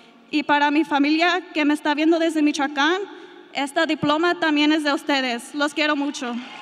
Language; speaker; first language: Spanish; early bilingual, heritage; Spanish